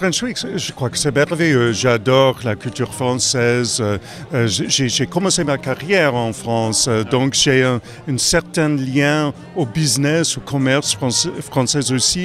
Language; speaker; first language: French; non-native, fluent; English